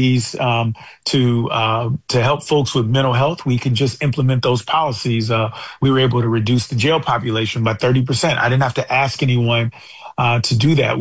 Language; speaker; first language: English; native; English